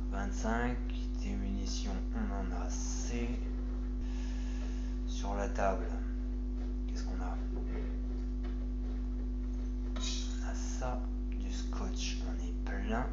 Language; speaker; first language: French; native; French